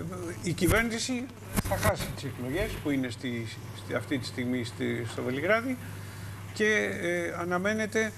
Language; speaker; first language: Greek; native; Greek